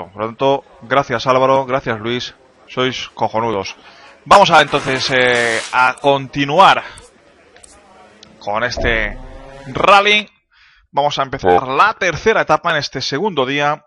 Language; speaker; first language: Spanish; native; Spanish